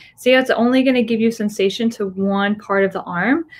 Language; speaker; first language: English; native; English